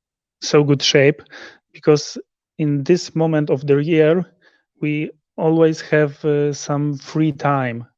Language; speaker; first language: English; non-native, learner; Polish